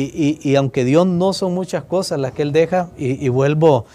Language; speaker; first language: Spanish; native; Spanish